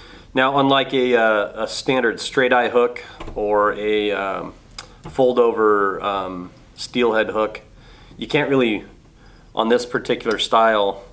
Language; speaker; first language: English; native; English